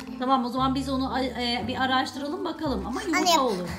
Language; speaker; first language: Turkish; native; Turkish